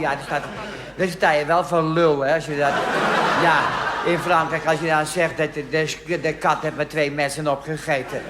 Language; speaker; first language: Dutch; native; Dutch